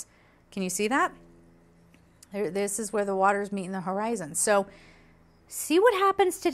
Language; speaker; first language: English; native; English